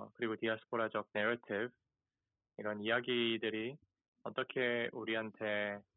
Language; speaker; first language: Korean; early bilingual, heritage; Korean